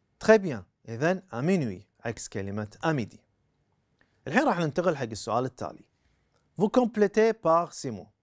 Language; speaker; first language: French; non-native, fluent; Arabic